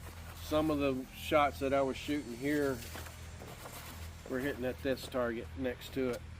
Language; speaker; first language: English; native; English